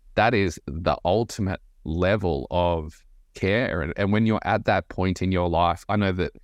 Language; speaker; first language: English; native; English